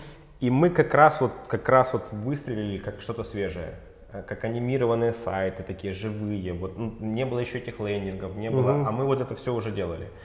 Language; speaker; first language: Russian; native; Russian